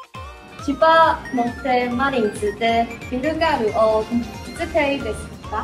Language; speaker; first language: Japanese; non-native, learner; Chinese